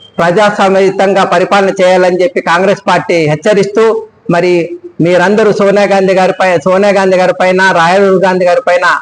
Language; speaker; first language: Telugu; native; Telugu